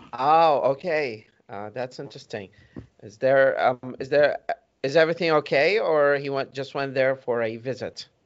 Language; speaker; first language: English; non-native, fluent; Arabic